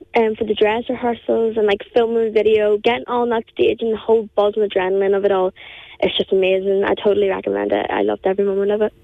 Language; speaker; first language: English; native; English